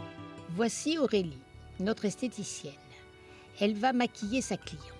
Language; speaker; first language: French; native; French